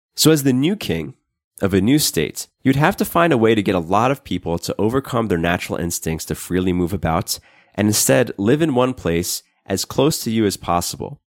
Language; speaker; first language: English; native; English